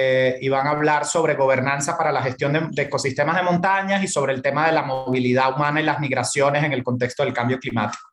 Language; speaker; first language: Spanish; native; Spanish